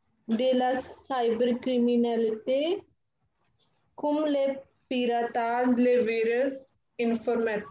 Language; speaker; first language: French; non-native, learner; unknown